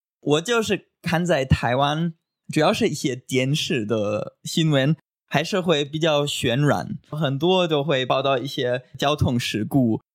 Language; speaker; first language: Chinese; non-native, fluent; German